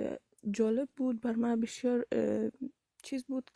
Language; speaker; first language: Persian; early bilingual, heritage; Persian